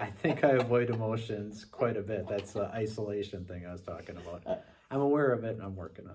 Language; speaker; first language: English; native; English